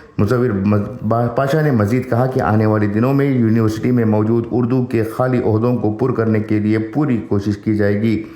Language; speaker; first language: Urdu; native; Urdu